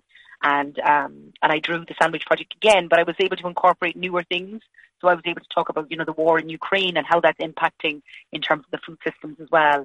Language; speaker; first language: English; native; English